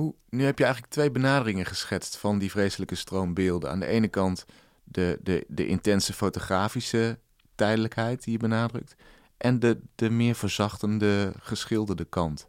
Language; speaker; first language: Dutch; native; Dutch